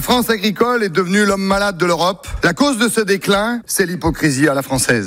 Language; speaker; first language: French; native; French